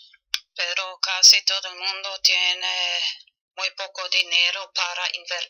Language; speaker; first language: Spanish; non-native, fluent; German